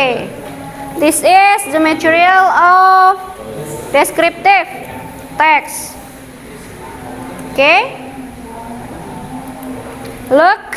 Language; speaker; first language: English; non-native, learner; Indonesian